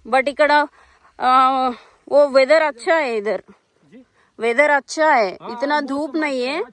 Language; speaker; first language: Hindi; non-native, local second language; Telugu